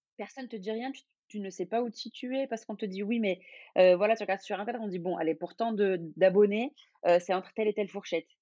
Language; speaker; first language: French; non-native, local second language; Arabic